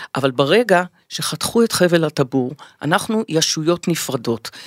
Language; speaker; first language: Hebrew; native; Hebrew